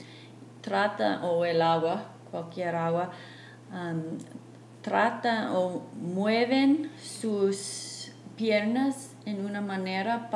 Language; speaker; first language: Spanish; non-native, fluent; English